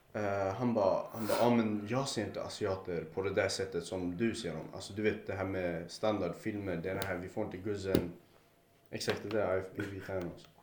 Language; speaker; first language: Swedish; early bilingual, other home language; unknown